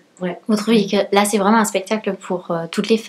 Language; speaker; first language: French; native; French